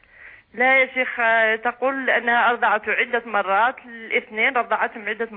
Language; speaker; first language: Arabic; native; Arabic